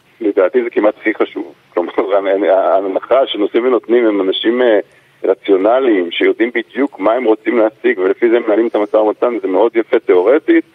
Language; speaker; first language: Hebrew; native; Hebrew